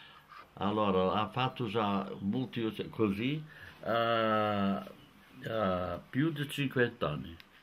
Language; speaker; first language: Italian; non-native, fluent; Portuguese